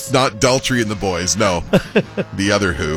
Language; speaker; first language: English; native; English